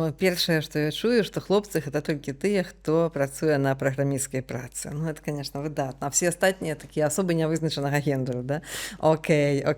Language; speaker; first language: Belarusian; non-native, local second language; Russian